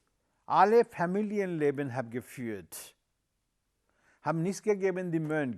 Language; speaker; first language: German; non-native, learner; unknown